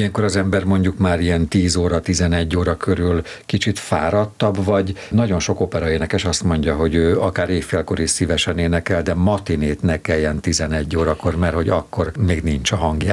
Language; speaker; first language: Hungarian; native; Hungarian